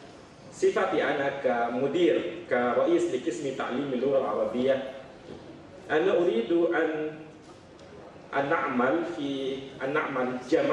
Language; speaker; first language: Arabic; non-native, fluent; Indonesian